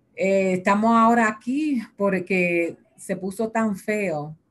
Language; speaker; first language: Spanish; early bilingual, heritage; Spanish